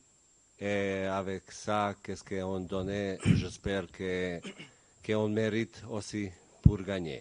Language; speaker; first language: French; non-native, learner; Bosnian